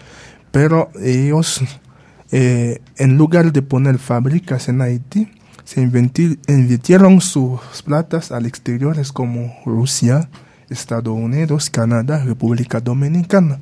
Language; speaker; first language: Spanish; non-native, fluent; Haitian Creole